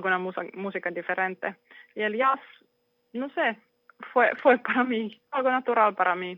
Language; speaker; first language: Spanish; non-native, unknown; Finnish